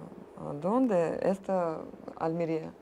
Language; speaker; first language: Spanish; non-native, learner; Russian